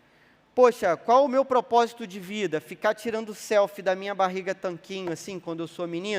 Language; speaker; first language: Portuguese; native; Portuguese